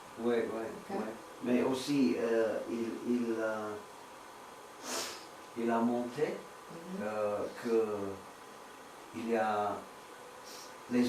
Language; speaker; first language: French; non-native, learner; English